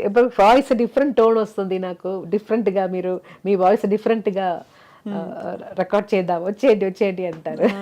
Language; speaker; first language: Telugu; non-native, local second language; Malayalam